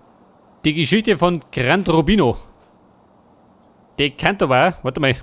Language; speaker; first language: German; native; German